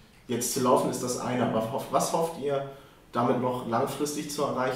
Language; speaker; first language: German; native; German